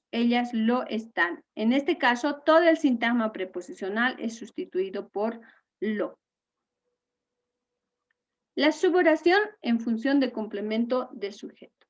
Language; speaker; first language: Spanish; native; Spanish